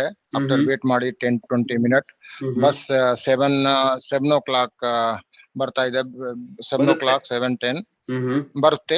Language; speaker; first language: Kannada; non-native, learner; Hindi